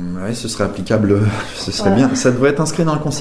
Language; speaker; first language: French; native; French